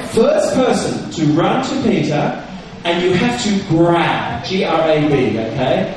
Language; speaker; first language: English; native; English